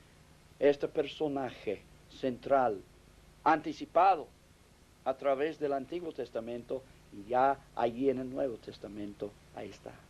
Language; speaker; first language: Spanish; non-native, fluent; English